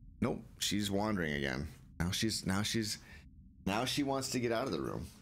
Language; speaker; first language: English; native; English